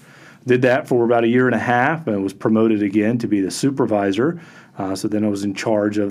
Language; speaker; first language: English; native; English